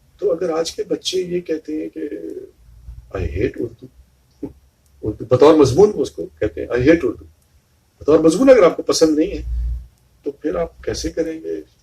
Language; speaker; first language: Urdu; native; Urdu